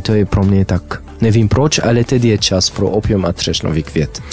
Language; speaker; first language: Czech; non-native, learner; Arabic